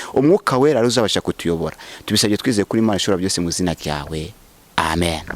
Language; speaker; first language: Kinyarwanda; native; Kinyarwanda